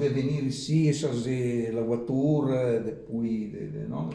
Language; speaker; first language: French; non-native, learner; Italian